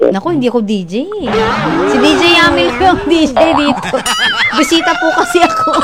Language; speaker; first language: Filipino; non-native, local second language; Cebuano